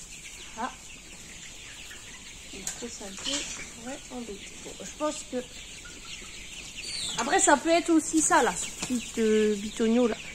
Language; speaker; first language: French; native; French